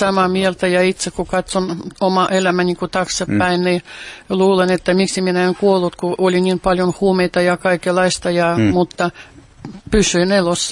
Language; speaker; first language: Finnish; non-native, fluent; Russian